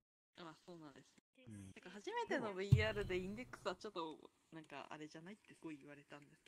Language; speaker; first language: Japanese; native; Japanese